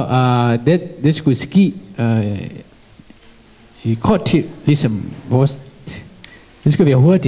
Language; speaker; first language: Danish; non-native, learner; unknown